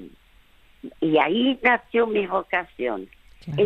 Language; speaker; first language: Spanish; early bilingual, other home language; French